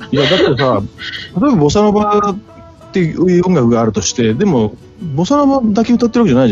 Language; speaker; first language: Japanese; native; Japanese